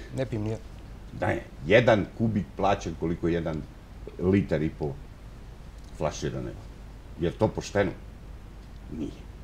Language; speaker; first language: Serbian; native; Serbian